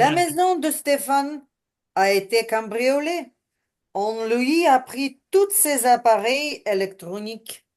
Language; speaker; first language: French; non-native, learner; Ukrainian